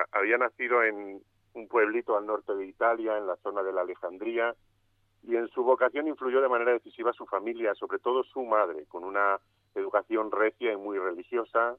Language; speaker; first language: Spanish; native; Spanish